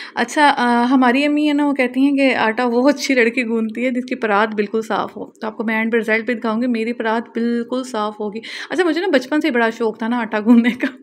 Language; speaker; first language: Urdu; native; Urdu